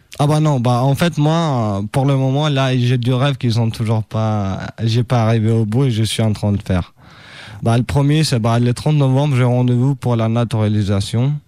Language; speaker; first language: French; non-native, fluent; Albanian